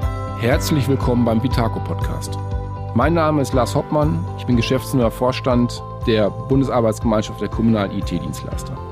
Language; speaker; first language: German; native; German